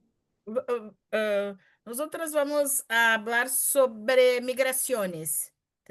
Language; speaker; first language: Spanish; non-native, fluent; Portuguese